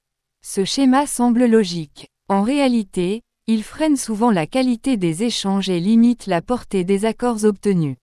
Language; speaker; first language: French; native; French